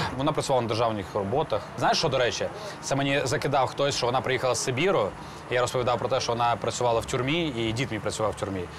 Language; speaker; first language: Ukrainian; non-native, local second language; Russian